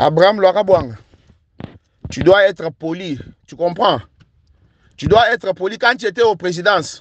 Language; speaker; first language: French; non-native, local second language; Luba-Lulua